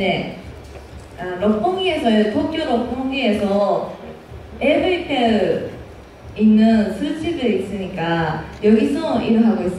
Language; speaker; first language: Korean; non-native, learner; Japanese